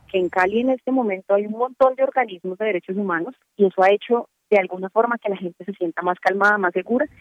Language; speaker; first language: Spanish; native; Spanish